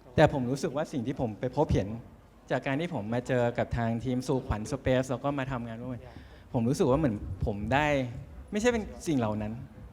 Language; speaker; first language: Thai; native; Thai